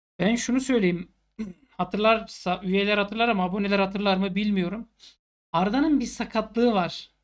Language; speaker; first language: Turkish; native; Turkish